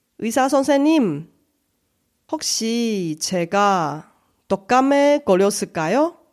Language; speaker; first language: Korean; non-native, fluent; Chinese